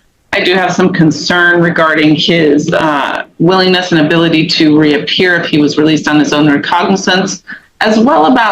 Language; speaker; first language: English; native; English